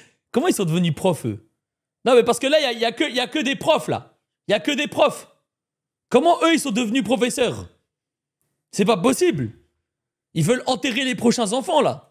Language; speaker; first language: French; native; French